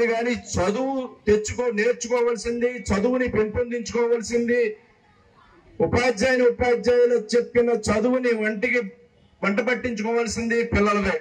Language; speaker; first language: Telugu; native; Telugu